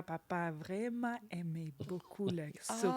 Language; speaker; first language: French; non-native, learner; Ukrainian